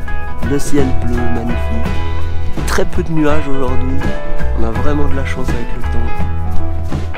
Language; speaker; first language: French; native; French